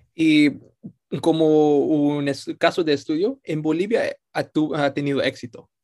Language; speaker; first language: Spanish; early bilingual, heritage; Spanish